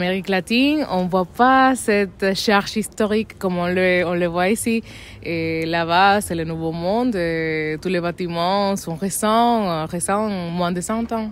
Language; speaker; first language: French; non-native, fluent; Spanish